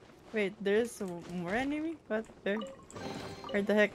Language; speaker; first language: English; non-native, local second language; Filipino